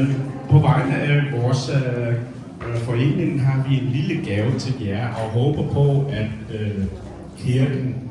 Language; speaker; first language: Danish; early bilingual, other home language; Vietnamese